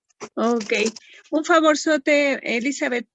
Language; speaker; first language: Spanish; native; Spanish